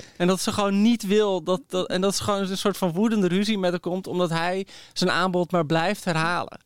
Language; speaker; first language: Dutch; native; Dutch